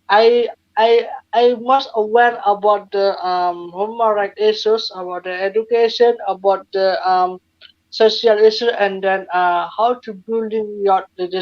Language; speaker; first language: English; non-native, learner; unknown